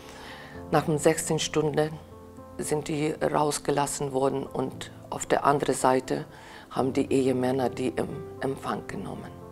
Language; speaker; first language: German; non-native, fluent; Ukrainian